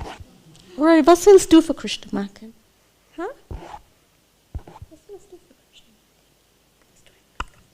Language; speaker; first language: German; non-native, fluent; English